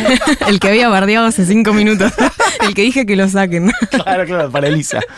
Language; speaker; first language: Spanish; native; Spanish